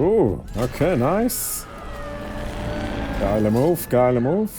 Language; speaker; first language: German; native; German